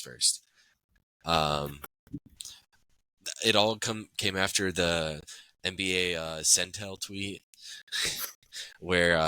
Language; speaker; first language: English; native; English